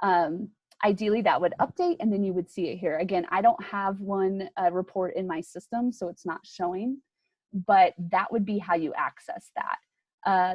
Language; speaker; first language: English; native; English